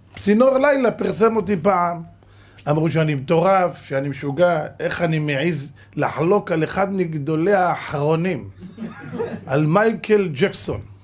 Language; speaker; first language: Hebrew; native; Hebrew